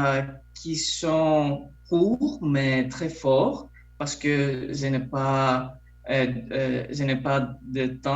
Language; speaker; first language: French; non-native, fluent; Polish